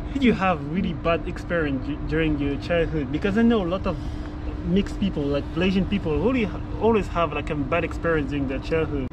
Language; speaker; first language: English; non-native, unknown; French